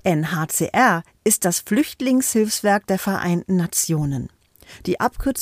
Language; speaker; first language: German; native; German